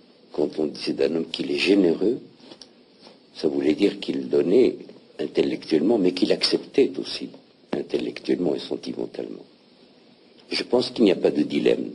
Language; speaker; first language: French; non-native, local second language; Arabic